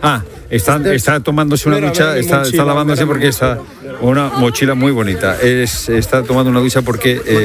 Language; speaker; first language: Spanish; native; Spanish